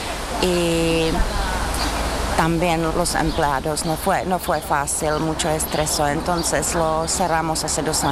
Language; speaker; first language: Spanish; non-native, learner; Czech